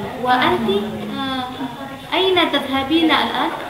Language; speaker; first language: Arabic; non-native, learner; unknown